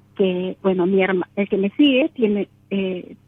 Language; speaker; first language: Spanish; native; Spanish